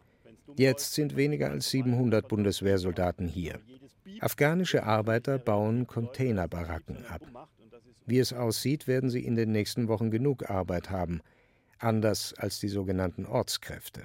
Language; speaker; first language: German; native; German